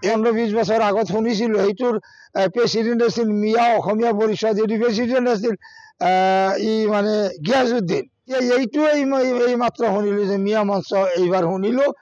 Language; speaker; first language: Assamese; non-native, local second language; Bangla